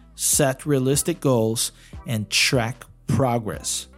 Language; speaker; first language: English; non-native, fluent; Portuguese